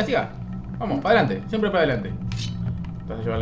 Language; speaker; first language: Spanish; native; Spanish